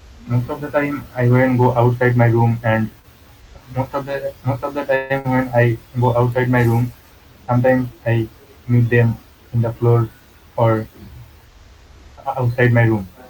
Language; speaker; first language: English; non-native, learner; Bangla